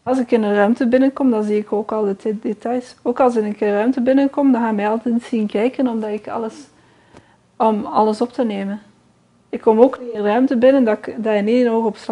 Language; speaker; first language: Dutch; native; Dutch